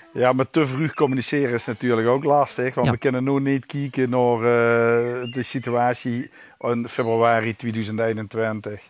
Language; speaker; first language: Dutch; native; Dutch